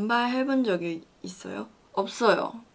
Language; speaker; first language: Korean; non-native, learner; Chinese